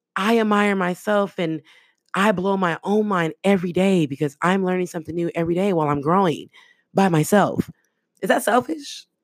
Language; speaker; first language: English; early bilingual, other home language; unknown